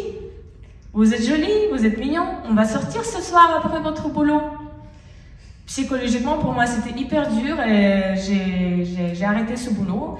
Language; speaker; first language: French; non-native, fluent; Russian